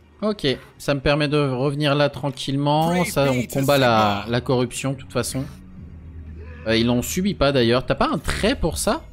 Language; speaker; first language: French; native; French